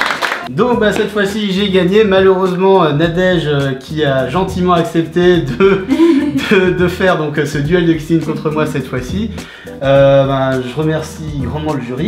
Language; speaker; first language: French; native; French